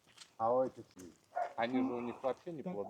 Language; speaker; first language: Russian; native; Russian